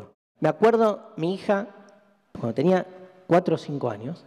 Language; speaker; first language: Spanish; native; Spanish